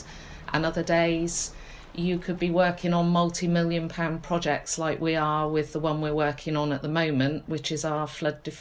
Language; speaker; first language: English; native; English